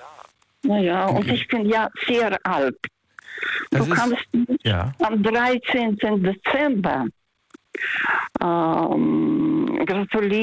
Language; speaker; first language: German; non-native, fluent; Russian